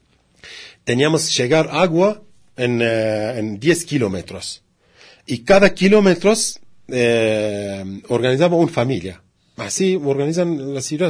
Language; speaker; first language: Spanish; non-native, learner; Kurdish